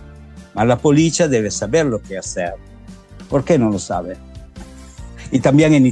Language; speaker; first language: Spanish; non-native, learner; Italian